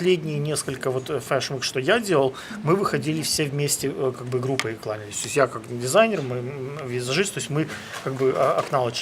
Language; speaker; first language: Russian; native; Russian